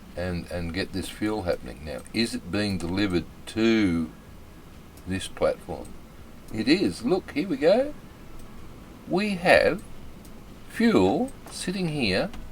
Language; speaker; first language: English; native; English